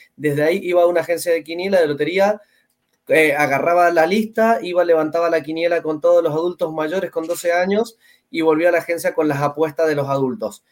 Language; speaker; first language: Spanish; native; Spanish